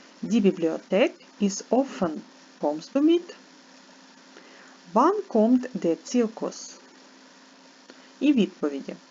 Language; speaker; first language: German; non-native, fluent; Ukrainian